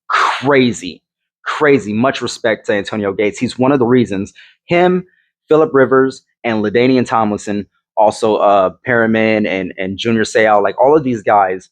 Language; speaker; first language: English; native; English